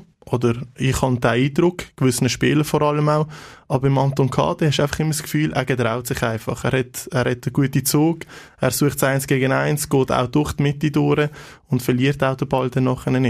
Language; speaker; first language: German; native; German